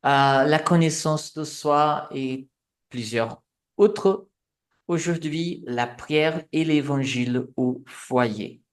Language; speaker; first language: French; non-native, fluent; Portuguese